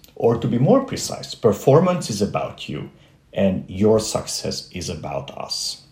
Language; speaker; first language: English; non-native, fluent; Romanian